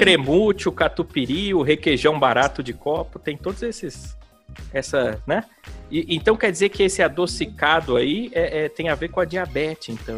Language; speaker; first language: Portuguese; native; Portuguese